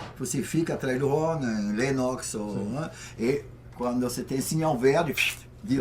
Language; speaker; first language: Portuguese; non-native, fluent; French